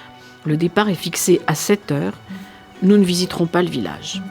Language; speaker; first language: French; native; French